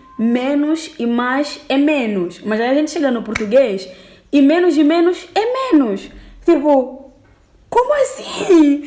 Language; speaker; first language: Portuguese; native; Portuguese